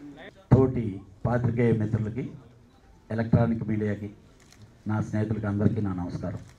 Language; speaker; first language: Telugu; native; Telugu